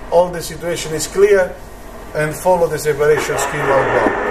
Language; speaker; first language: English; non-native, fluent; Italian